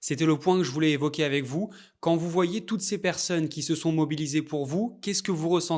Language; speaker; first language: French; native; French